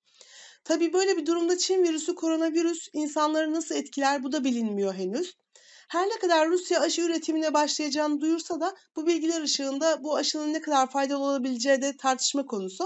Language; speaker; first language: Turkish; native; Turkish